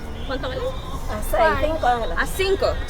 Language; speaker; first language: Spanish; native; Spanish